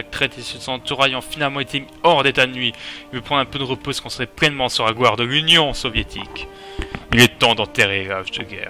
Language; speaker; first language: French; native; French